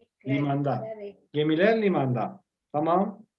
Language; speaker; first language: Turkish; non-native, learner; Spanish